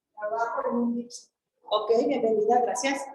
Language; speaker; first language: Spanish; native; Spanish